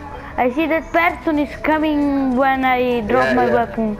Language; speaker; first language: English; non-native, learner; Italian